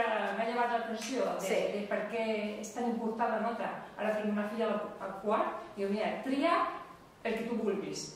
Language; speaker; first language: Catalan; non-native, local second language; Spanish